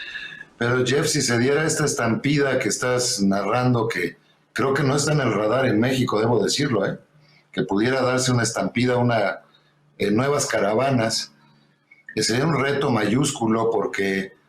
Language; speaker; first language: Spanish; native; Spanish